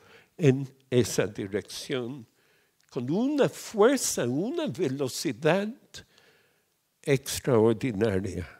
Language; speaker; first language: Spanish; non-native, fluent; English